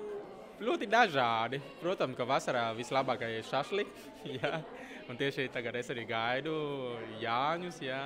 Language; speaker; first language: Latvian; early bilingual, other home language; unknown